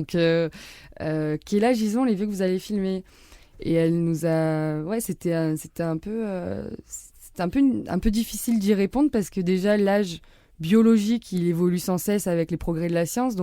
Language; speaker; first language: French; native; French